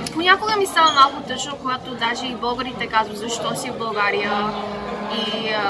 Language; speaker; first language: Bulgarian; early bilingual, other home language; Korean